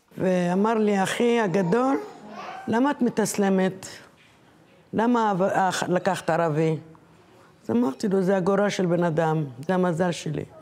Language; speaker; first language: Hebrew; native; Hebrew